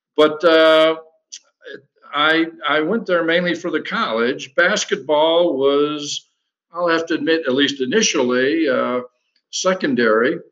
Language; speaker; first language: English; native; English